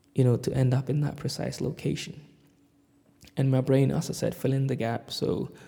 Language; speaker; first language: English; native; English